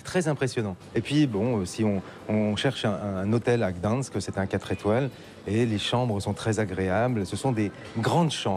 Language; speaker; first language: French; native; French